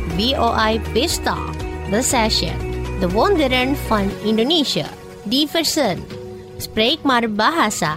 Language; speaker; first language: Dutch; non-native, fluent; Indonesian